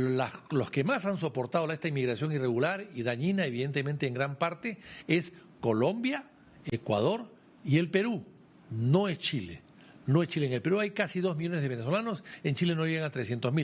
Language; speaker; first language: Spanish; native; Spanish